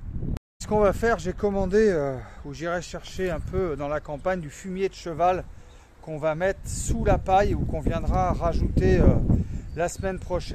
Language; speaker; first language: French; native; French